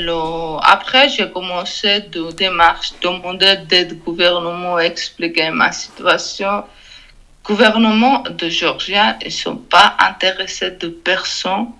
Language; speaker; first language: French; non-native, learner; Georgian